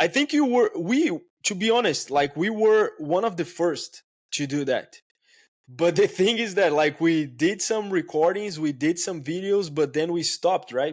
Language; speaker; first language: English; non-native, fluent; Portuguese